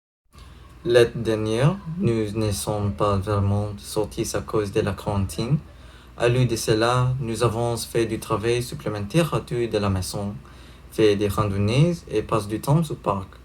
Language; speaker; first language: French; non-native, learner; English